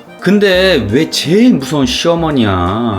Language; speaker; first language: Korean; native; Korean